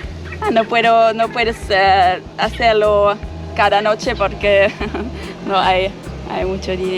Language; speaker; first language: Spanish; non-native, fluent; German